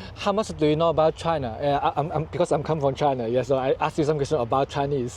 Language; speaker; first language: English; non-native, learner; Chinese